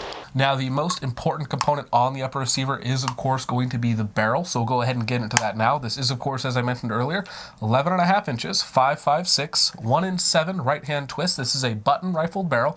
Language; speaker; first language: English; native; English